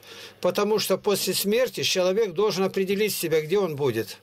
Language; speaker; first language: Russian; native; Russian